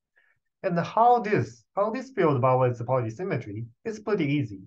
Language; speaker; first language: English; non-native, fluent; Japanese